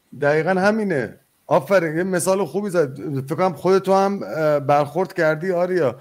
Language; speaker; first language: Persian; native; Persian